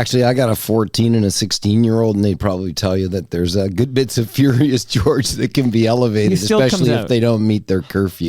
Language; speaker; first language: English; native; English